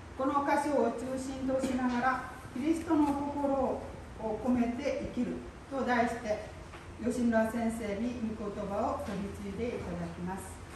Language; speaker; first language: Japanese; native; Japanese